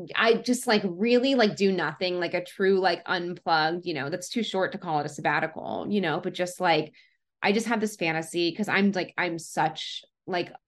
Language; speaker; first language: English; native; English